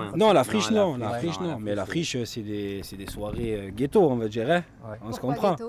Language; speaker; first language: French; native; French